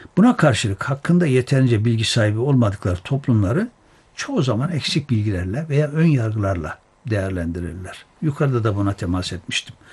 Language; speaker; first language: Turkish; native; Turkish